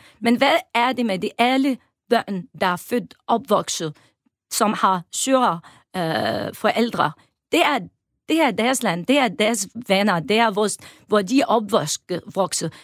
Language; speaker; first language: Danish; non-native, fluent; Arabic